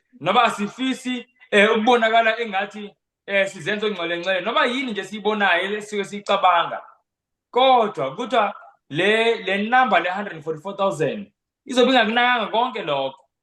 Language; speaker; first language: Zulu; non-native, local second language; Xhosa